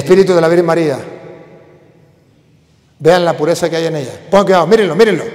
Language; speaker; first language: Spanish; native; Spanish